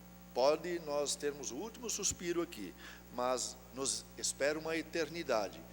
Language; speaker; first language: Portuguese; native; Portuguese